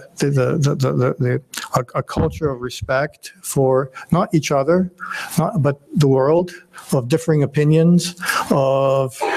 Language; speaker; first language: English; native; English